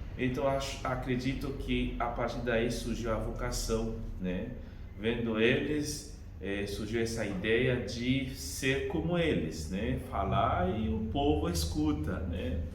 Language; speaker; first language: Portuguese; non-native, fluent; Haitian Creole